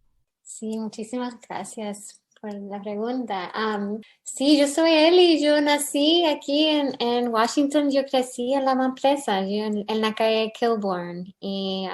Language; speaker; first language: Spanish; early bilingual, heritage; English